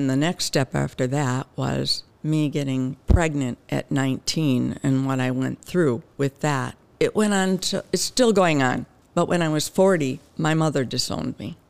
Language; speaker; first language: English; native; English